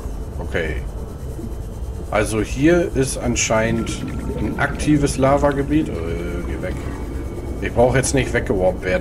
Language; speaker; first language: German; native; German